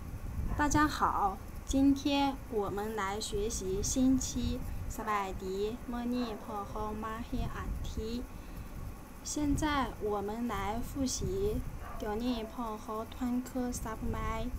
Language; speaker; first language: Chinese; non-native, fluent; Lao